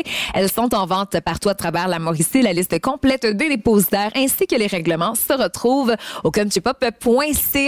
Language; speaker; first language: French; native; French